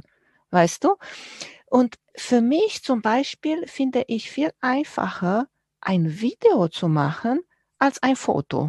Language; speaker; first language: German; non-native, fluent; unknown